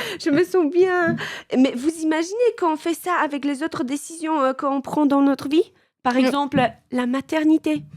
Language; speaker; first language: French; non-native, fluent; Polish